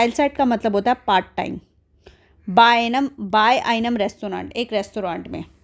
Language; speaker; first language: Hindi; native; Hindi